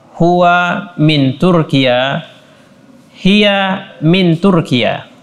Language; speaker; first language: Arabic; non-native, fluent; Indonesian